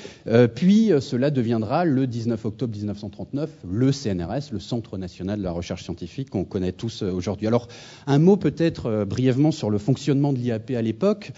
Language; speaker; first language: French; native; French